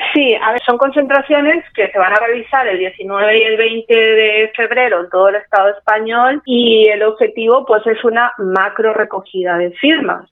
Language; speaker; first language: Spanish; native; Spanish